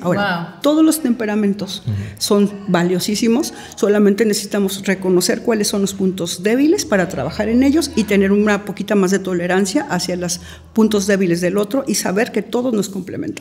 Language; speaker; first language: Spanish; native; Spanish